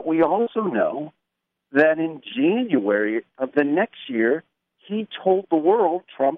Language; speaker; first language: English; native; English